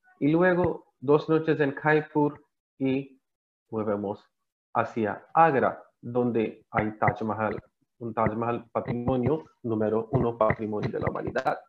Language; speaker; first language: Spanish; non-native, learner; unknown